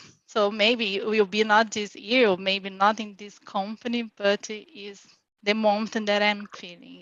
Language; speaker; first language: English; non-native, learner; Portuguese